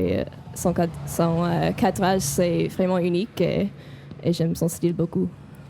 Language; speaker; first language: French; non-native, fluent; English